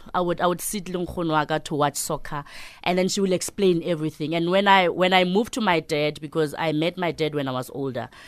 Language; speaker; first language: English; non-native, local second language; Southern Sotho